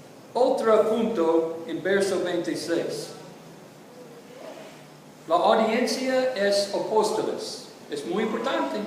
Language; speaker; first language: Spanish; non-native, learner; English